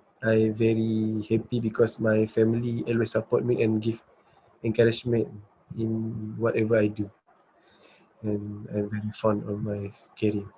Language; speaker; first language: English; non-native, learner; Malay